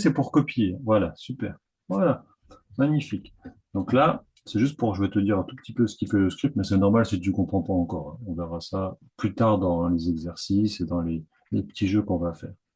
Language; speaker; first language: French; native; French